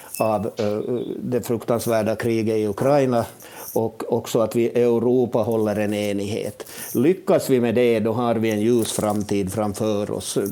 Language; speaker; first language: Swedish; native; Swedish